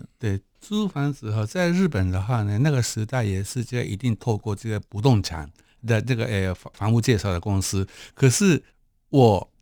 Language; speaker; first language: Chinese; non-native, fluent; Japanese